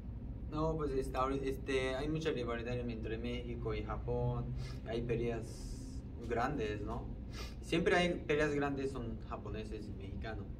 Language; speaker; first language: Spanish; non-native, fluent; Japanese